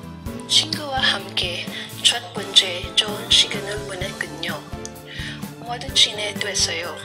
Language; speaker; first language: Korean; non-native, learner; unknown